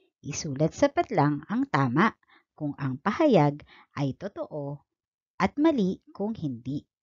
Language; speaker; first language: Filipino; native; Filipino